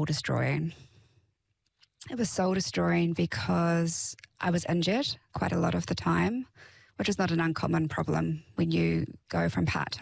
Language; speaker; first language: English; native; English